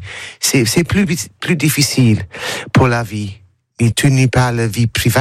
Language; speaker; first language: French; non-native, learner; English